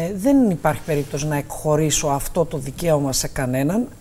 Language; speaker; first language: Greek; native; Greek